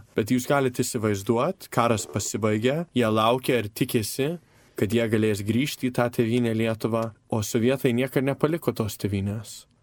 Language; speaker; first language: Lithuanian; early bilingual, heritage; Lithuanian